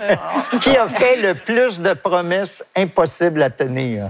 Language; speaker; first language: French; native; French